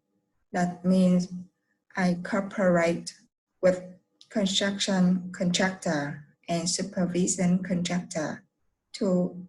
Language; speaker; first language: English; non-native, learner; Vietnamese